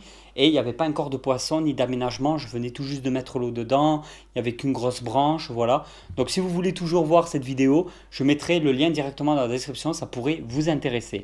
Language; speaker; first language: French; native; French